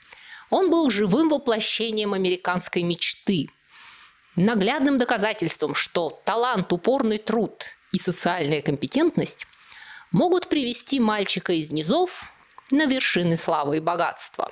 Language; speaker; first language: Russian; native; Russian